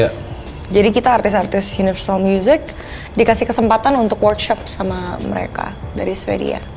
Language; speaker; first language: Indonesian; native; Indonesian